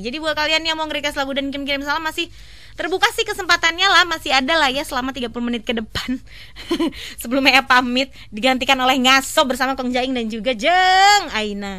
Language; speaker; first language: Indonesian; native; Indonesian